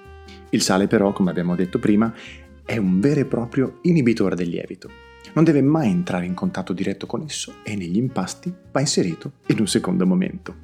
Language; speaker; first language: Italian; native; Italian